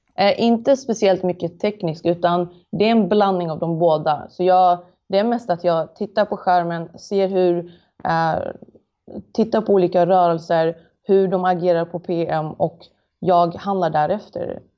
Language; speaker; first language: Swedish; native; Swedish